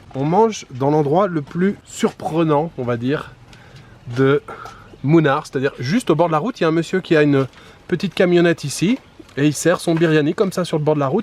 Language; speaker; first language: French; native; French